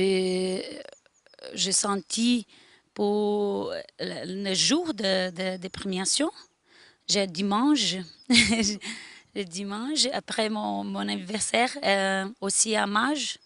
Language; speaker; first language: French; non-native, learner; Portuguese